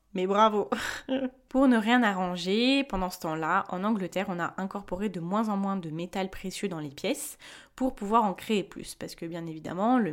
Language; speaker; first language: French; early bilingual, other home language; Spanish